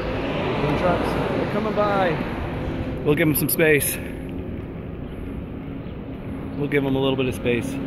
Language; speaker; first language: English; native; English